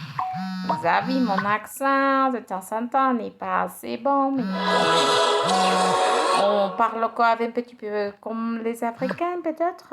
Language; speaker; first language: French; non-native, learner; Spanish